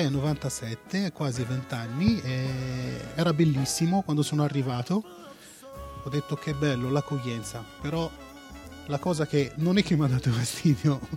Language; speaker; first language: Italian; non-native, fluent; Arabic